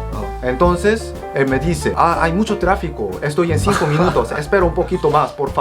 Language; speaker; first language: Spanish; non-native, fluent; Korean